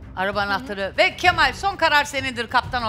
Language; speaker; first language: Turkish; native; Turkish